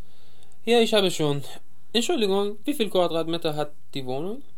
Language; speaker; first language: German; non-native, learner; Persian